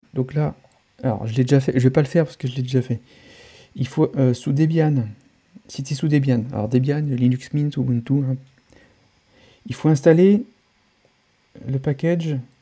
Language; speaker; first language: French; native; French